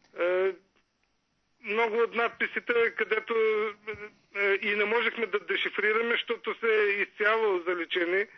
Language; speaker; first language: Bulgarian; native; Bulgarian